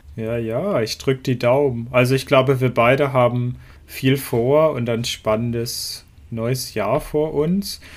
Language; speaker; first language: German; native; German